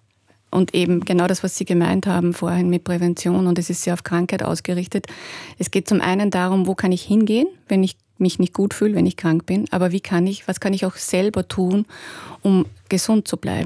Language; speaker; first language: German; native; German